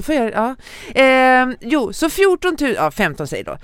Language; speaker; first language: Swedish; native; Swedish